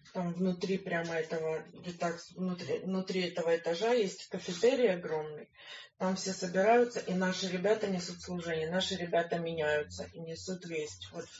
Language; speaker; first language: Russian; native; Russian